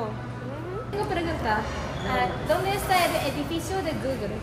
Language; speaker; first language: Spanish; non-native, learner; Japanese